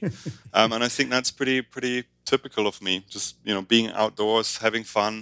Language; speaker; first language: English; non-native, fluent; German